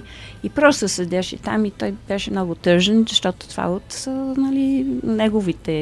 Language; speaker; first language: Bulgarian; early bilingual, heritage; Bulgarian